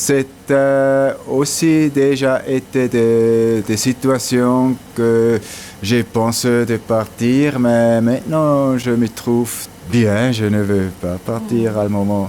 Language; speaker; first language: French; non-native, local second language; German